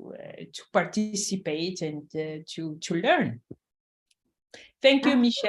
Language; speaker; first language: English; non-native, fluent; French